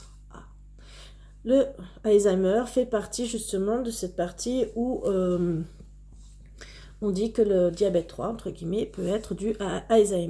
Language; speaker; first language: French; native; French